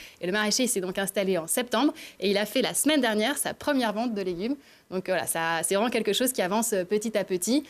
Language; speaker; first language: French; native; French